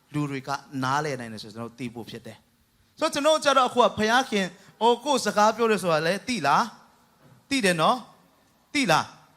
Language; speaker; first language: Burmese; non-native, local second language; Tedim Chin